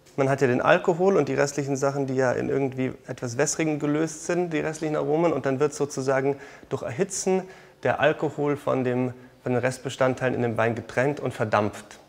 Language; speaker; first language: German; native; German